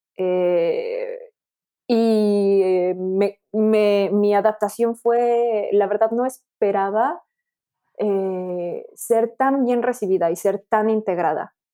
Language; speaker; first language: Spanish; native; Spanish